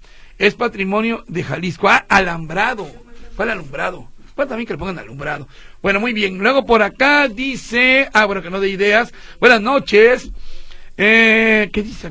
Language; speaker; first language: Spanish; native; Spanish